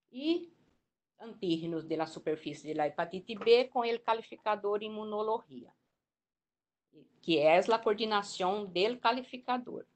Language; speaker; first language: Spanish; non-native, learner; Portuguese